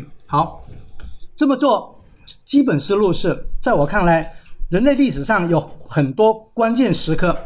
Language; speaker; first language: Chinese; native; Chinese